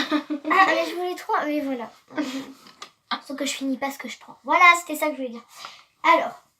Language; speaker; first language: French; native; French